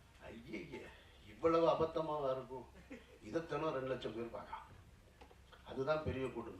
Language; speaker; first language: Tamil; native; Tamil